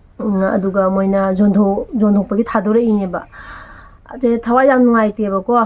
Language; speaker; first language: Manipuri; native; Manipuri